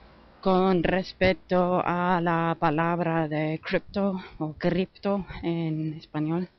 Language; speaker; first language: Spanish; non-native, fluent; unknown